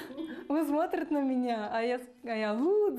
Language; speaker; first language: Russian; non-native, fluent; Romanian